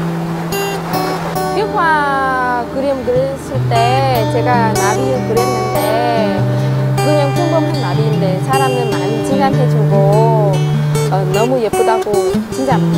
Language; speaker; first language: Korean; non-native, learner; Vietnamese